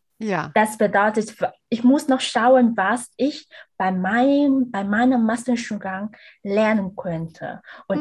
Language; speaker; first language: German; non-native, learner; Vietnamese